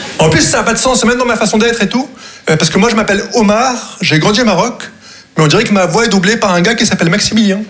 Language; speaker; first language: French; non-native, local second language; Arabic